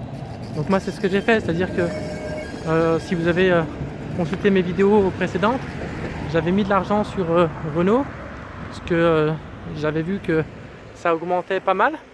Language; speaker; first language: French; native; French